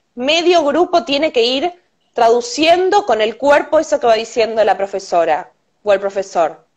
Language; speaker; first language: Spanish; native; Spanish